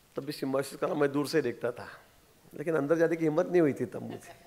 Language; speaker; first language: Hindi; non-native, local second language; Marathi